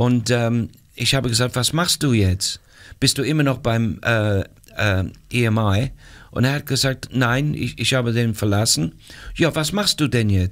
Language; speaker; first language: German; non-native, fluent; English